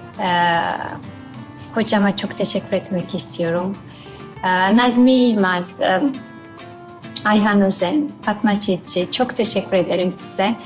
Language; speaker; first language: Turkish; non-native, learner; Georgian